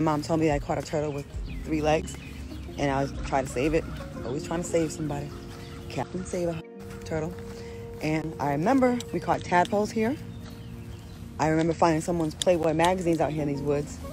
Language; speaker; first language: English; native; English